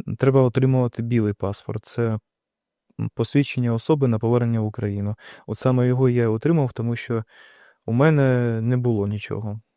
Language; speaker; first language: Ukrainian; non-native, local second language; Russian